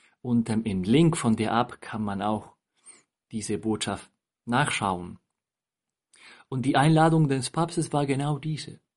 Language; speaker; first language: German; non-native, fluent; Spanish